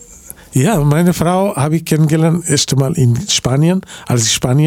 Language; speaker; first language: German; non-native, learner; Bangla